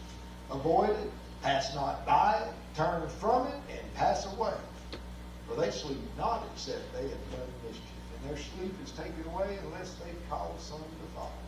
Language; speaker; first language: English; native; English